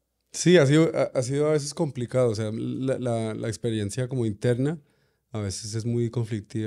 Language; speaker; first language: Spanish; early bilingual, other home language; English